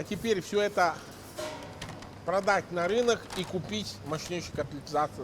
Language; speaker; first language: Russian; non-native, fluent; Italian